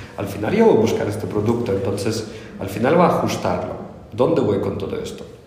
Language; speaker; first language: Spanish; non-native, fluent; Russian